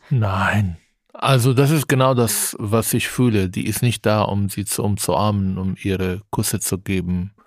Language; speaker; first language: German; non-native, fluent; Arabic